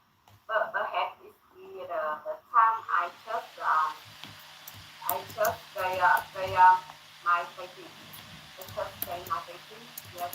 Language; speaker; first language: English; non-native, learner; Thai